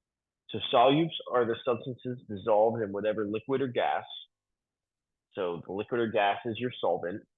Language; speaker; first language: English; native; English